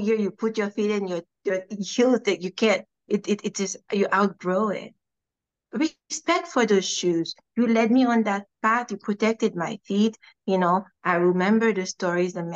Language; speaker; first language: English; non-native, fluent; French